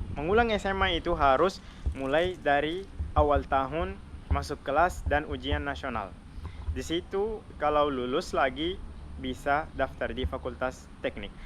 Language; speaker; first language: Indonesian; non-native, fluent; Arabic